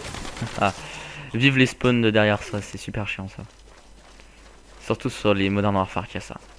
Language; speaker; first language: French; native; French